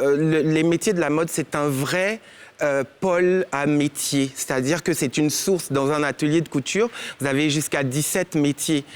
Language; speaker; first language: French; native; French